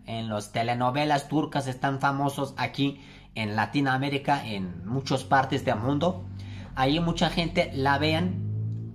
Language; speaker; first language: Spanish; non-native, learner; Turkish